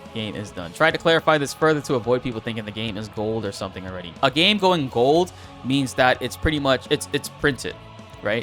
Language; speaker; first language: English; native; English